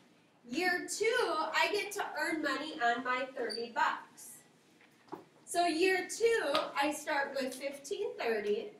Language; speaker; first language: English; native; English